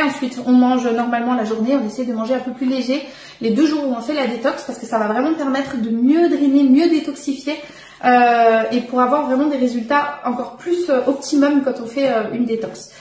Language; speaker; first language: French; native; French